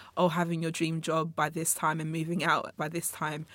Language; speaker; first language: English; native; English